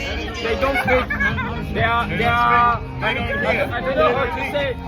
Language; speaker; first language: English; non-native, learner; French